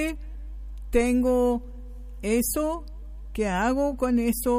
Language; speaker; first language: Spanish; non-native, fluent; German